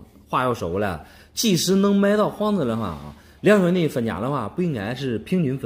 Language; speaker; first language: Chinese; native; Chinese